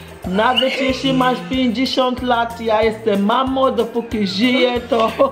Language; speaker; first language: Polish; non-native, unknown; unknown